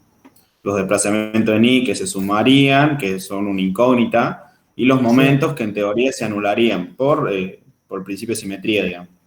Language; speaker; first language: Spanish; native; Spanish